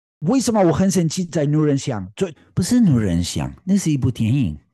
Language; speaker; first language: Chinese; non-native, learner; Spanish